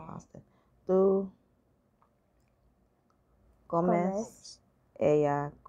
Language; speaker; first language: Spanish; non-native, learner; English